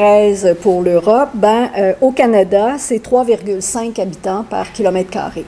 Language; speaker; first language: French; native; French